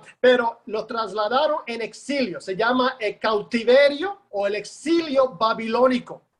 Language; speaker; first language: Spanish; early bilingual, heritage; Spanish